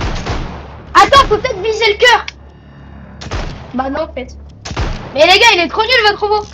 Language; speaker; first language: French; native; French